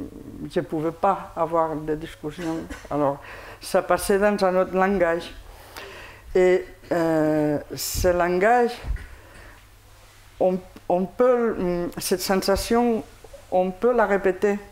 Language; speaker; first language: French; non-native, fluent; Spanish